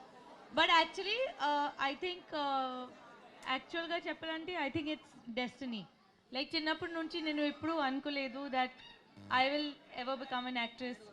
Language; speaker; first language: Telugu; non-native, learner; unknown